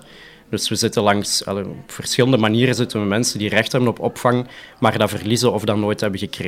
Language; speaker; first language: Dutch; native; Dutch